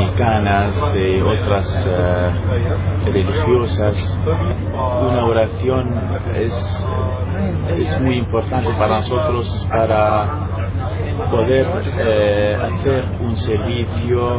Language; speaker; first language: Spanish; non-native, fluent; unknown